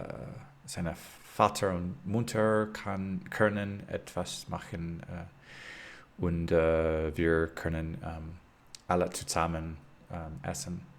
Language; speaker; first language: German; non-native, learner; English